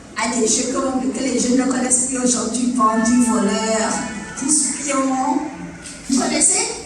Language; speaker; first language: French; non-native, local second language; Fula